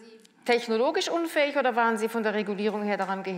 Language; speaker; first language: German; native; German